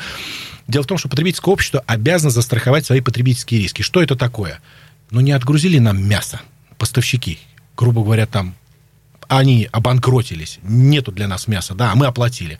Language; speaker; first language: Russian; native; Russian